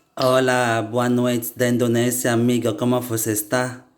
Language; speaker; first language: Portuguese; non-native, learner; Indonesian